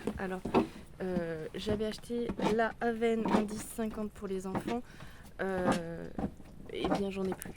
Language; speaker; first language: French; native; French